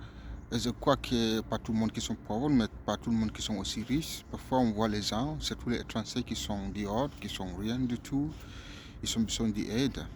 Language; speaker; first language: French; non-native, learner; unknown